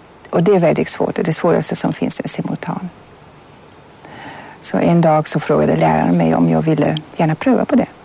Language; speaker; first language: Swedish; non-native, fluent; German